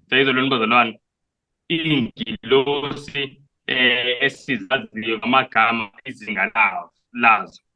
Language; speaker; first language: Zulu; non-native, local second language; Xhosa